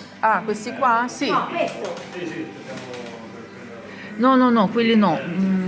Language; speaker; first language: Italian; non-native, learner; Ukrainian